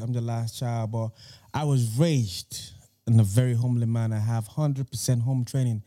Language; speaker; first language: English; non-native, local second language; Igbo